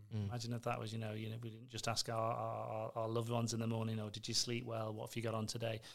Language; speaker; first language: English; native; English